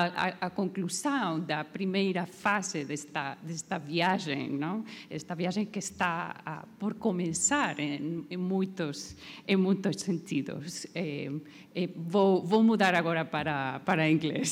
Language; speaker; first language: Portuguese; non-native, learner; Spanish